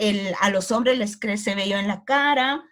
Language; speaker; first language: Spanish; native; Spanish